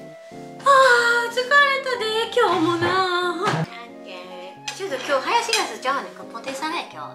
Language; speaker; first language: Japanese; native; Japanese